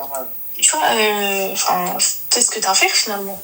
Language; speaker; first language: French; native; French